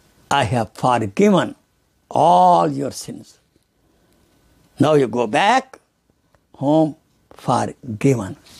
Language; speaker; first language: English; non-native, local second language; Urdu